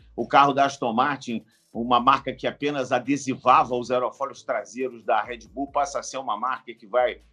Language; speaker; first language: Portuguese; native; Portuguese